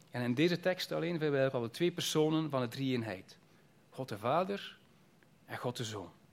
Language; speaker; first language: Dutch; native; Dutch